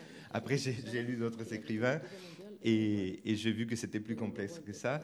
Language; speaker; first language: French; non-native, fluent; Spanish